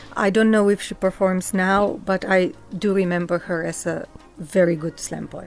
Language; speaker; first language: English; non-native, fluent; Macedonian